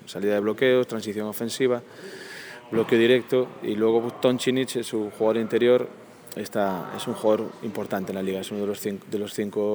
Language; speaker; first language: Spanish; native; Spanish